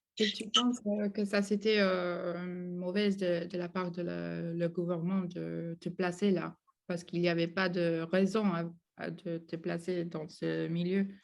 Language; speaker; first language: French; non-native, learner; Spanish